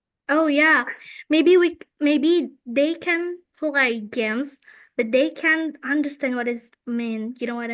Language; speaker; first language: English; non-native, fluent; Indonesian